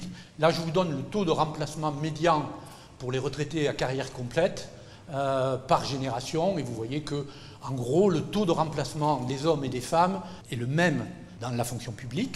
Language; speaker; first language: French; native; French